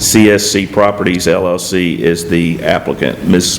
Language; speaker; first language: English; native; English